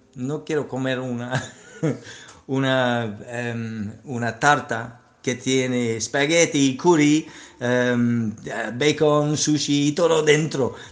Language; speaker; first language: Spanish; non-native, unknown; English